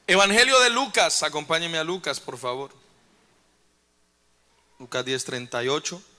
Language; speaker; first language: Spanish; native; Spanish